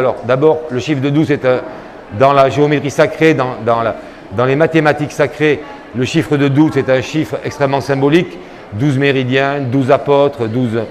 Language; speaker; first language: French; native; French